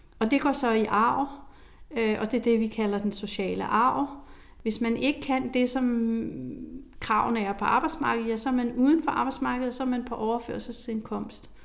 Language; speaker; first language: Danish; native; Danish